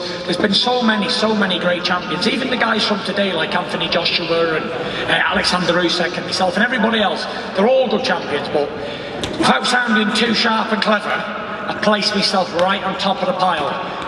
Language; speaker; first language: English; native; English